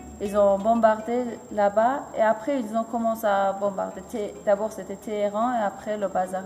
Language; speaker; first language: French; non-native, fluent; Persian